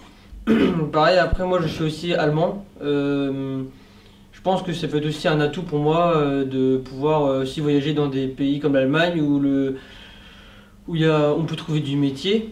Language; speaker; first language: French; native; French